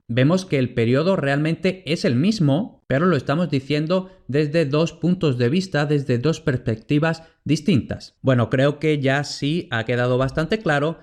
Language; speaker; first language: Spanish; native; Spanish